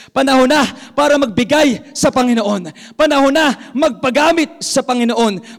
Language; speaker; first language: Filipino; native; Filipino